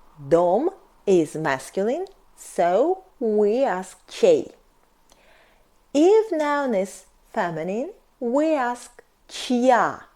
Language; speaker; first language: English; non-native, fluent; Russian